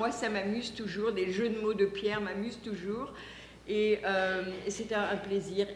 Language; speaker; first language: French; native; French